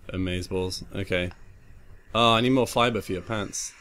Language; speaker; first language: English; native; English